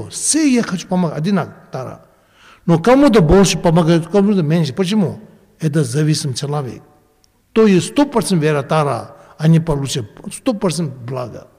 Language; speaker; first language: Russian; non-native, learner; Tibetan